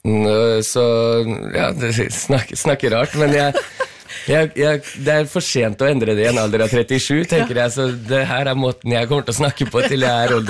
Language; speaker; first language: Norwegian; early bilingual, heritage; Norwegian